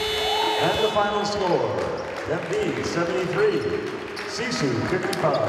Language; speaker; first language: English; non-native, fluent; Danish